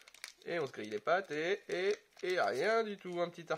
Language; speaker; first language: French; native; French